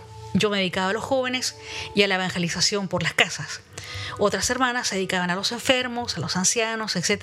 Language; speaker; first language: Spanish; native; Spanish